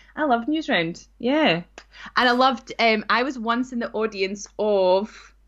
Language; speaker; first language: English; native; English